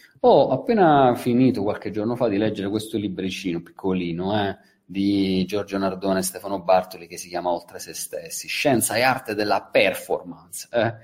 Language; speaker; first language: Italian; native; Italian